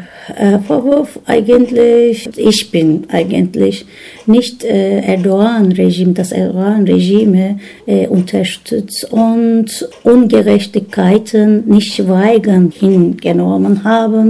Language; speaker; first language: German; non-native, learner; Turkish